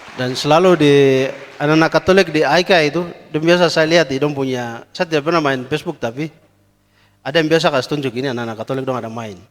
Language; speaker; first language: Indonesian; non-native, local second language; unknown